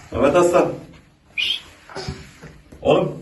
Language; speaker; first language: Turkish; native; Turkish